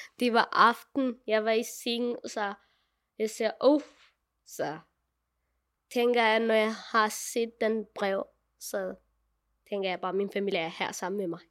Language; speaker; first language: Danish; non-native, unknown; Tigrinya